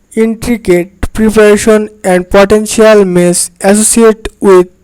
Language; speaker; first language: English; non-native, local second language; Bangla